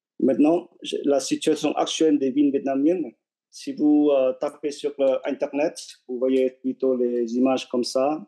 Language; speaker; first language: French; non-native, fluent; Vietnamese